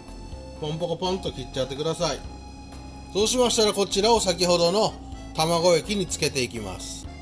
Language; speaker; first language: Japanese; native; Japanese